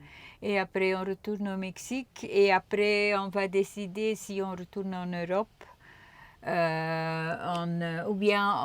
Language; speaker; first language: French; non-native, local second language; Dutch